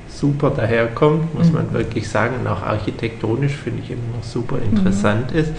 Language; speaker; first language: German; native; German